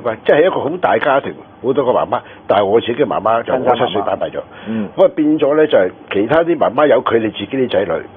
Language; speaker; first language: Cantonese; native; Cantonese